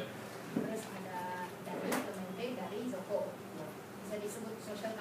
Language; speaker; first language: Indonesian; native; Indonesian